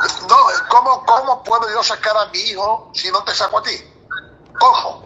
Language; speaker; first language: Spanish; native; Spanish